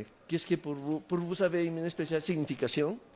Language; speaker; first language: French; non-native, learner; Spanish